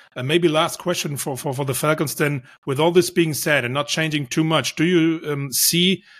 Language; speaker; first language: English; non-native, fluent; German